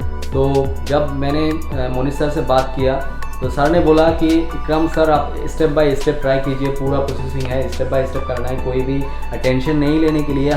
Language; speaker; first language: Hindi; non-native, fluent; Bangla